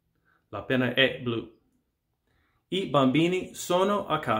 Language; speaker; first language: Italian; non-native, fluent; English